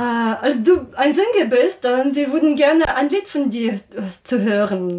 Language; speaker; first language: German; non-native, learner; Ukrainian